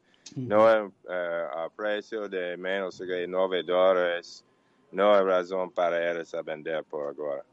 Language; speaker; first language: Portuguese; non-native, learner; English